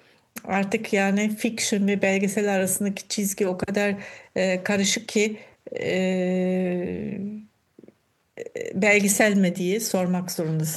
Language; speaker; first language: Turkish; non-native, fluent; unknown